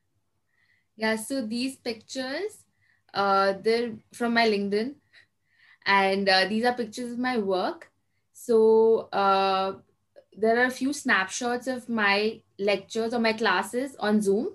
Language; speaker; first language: English; non-native, local second language; Hindi